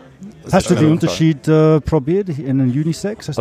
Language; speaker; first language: German; non-native, learner; English